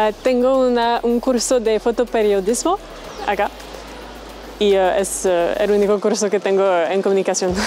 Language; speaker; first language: Spanish; non-native, learner; French